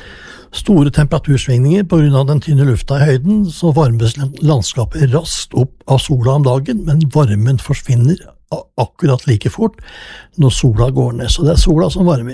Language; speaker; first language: Norwegian; native; Norwegian